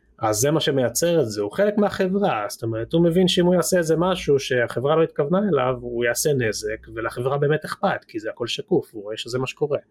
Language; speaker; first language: Hebrew; native; Hebrew